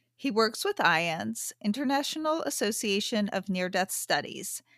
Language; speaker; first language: English; native; English